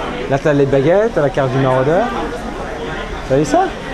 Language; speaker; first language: French; native; French